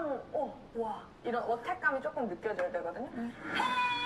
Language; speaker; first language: Korean; native; Korean